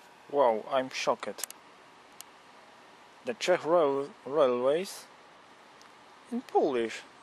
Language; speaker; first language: English; non-native, learner; Polish